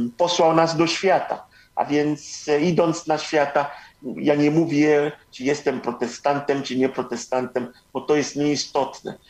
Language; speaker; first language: Polish; non-native, fluent; Igbo